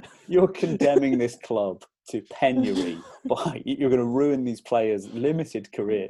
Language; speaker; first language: English; native; English